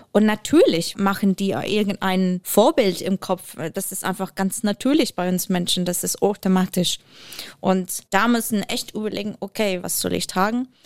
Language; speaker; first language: German; non-native, fluent; English